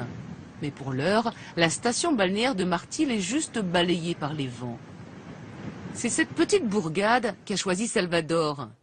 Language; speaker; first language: French; native; French